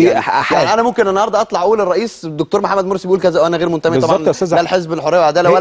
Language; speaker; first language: Arabic; native; Arabic